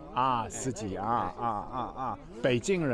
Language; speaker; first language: Chinese; non-native, learner; English